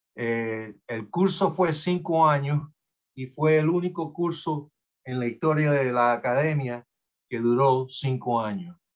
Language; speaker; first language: Spanish; early bilingual, heritage; Spanish